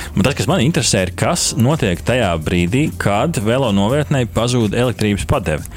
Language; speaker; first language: Latvian; native; Latvian